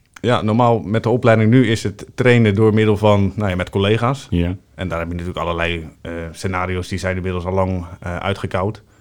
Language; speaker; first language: Dutch; native; Dutch